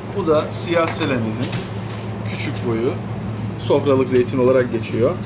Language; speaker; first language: Turkish; native; Turkish